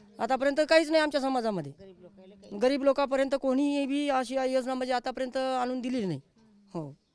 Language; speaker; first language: Marathi; non-native, local second language; Lambadi